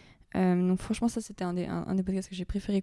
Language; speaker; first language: French; native; French